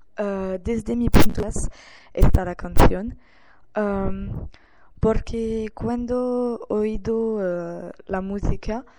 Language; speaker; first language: Spanish; non-native, learner; French